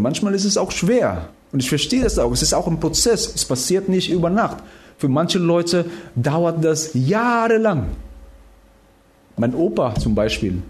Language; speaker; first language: German; non-native, fluent; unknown